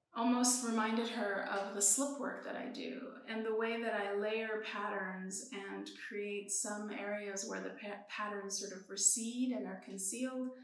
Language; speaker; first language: English; early bilingual, other home language; Persian